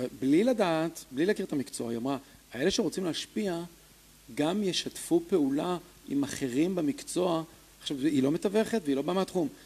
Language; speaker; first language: Hebrew; early bilingual, other home language; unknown